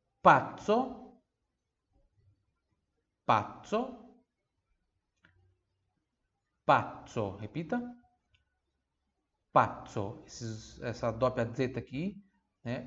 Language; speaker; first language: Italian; non-native, fluent; Portuguese